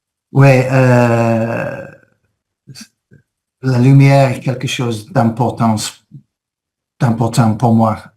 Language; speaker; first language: French; non-native, fluent; English